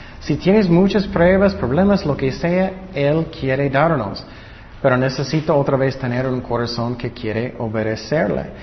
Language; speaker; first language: Spanish; non-native, fluent; English